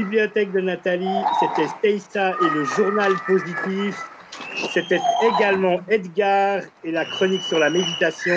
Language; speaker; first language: French; native; French